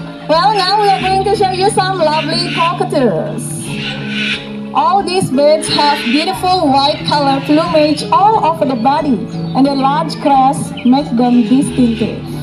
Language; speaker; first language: English; non-native, fluent; Indonesian